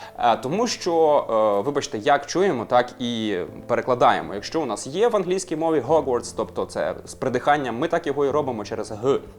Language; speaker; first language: Ukrainian; native; Ukrainian